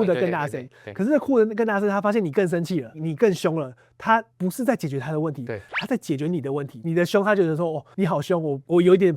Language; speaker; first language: Chinese; native; Chinese